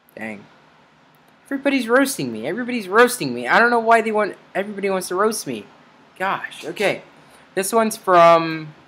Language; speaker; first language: English; native; English